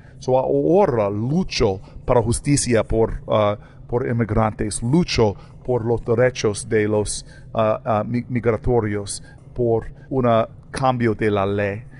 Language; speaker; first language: Spanish; non-native, learner; English